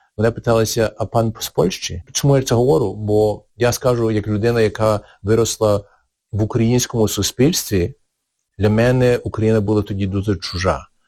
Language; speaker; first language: Ukrainian; early bilingual, heritage; Ukrainian